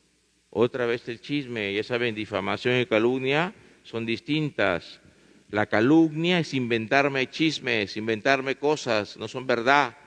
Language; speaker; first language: Spanish; native; Spanish